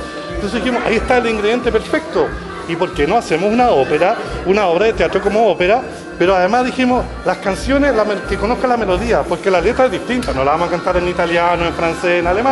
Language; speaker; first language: Spanish; native; Spanish